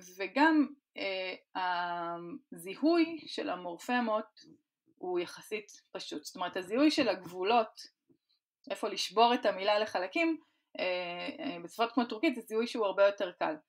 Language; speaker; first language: Hebrew; native; Hebrew